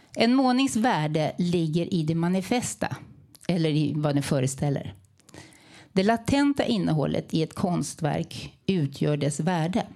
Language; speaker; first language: Swedish; native; Swedish